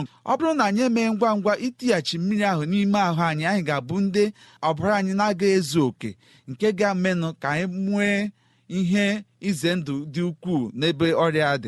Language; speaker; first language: Igbo; native; Igbo